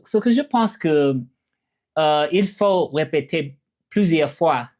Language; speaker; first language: French; non-native, learner; English